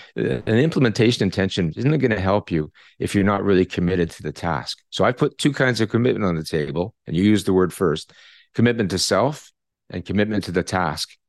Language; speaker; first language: English; native; English